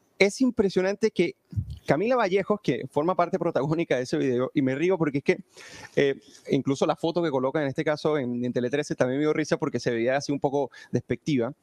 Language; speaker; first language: Spanish; native; Spanish